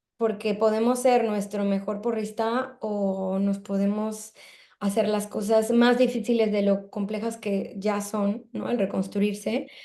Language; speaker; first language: Spanish; native; Spanish